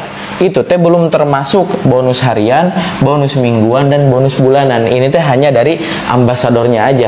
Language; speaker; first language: Indonesian; non-native, local second language; Sundanese